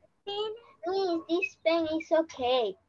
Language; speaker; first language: English; non-native, learner; Spanish